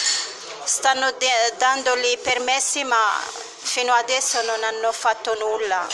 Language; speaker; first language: Italian; non-native, fluent; Arabic